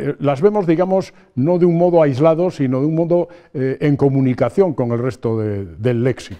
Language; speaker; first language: Spanish; native; Spanish